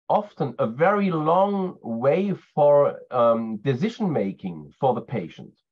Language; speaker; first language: English; non-native, fluent; German